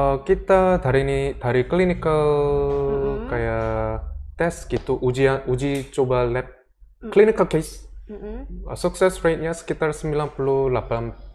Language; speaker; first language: Indonesian; early bilingual, other home language; Korean